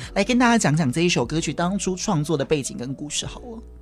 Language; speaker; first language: Chinese; native; Chinese